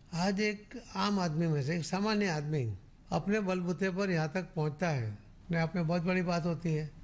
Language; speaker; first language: Hindi; non-native, local second language; Marathi